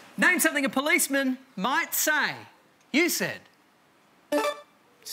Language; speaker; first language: English; native; English